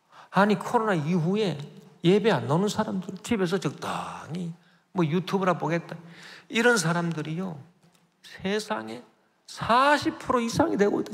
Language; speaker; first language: Korean; native; Korean